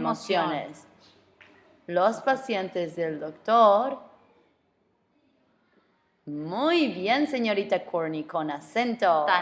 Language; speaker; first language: Spanish; non-native, fluent; English